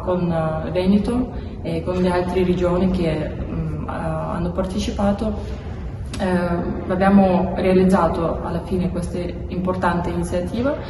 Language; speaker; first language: Italian; non-native, learner; Belarusian